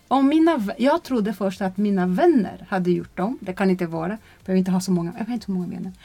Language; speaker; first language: Swedish; non-native, fluent; Portuguese